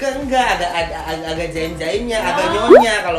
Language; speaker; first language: Indonesian; native; Indonesian